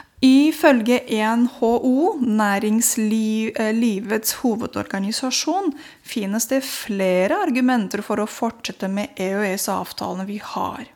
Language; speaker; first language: Norwegian; non-native, fluent; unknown